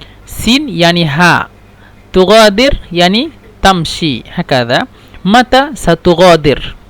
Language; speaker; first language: Arabic; non-native, fluent; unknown